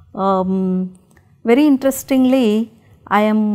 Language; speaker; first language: English; non-native, local second language; Telugu